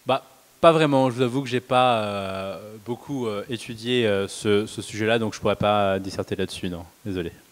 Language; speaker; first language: French; native; French